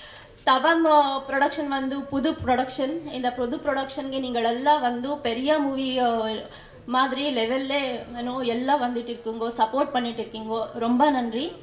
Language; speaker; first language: Tamil; non-native, learner; Kannada